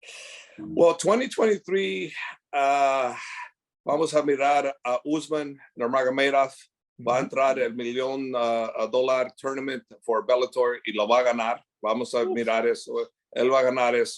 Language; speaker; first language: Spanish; early bilingual, heritage; English